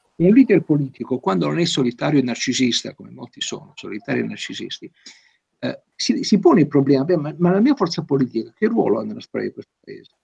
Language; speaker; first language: Italian; native; Italian